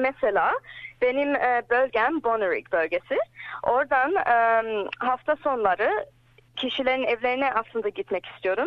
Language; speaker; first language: Turkish; early bilingual, heritage; English